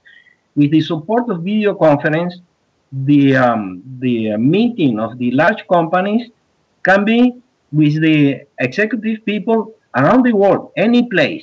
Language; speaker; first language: English; early bilingual, other home language; Spanish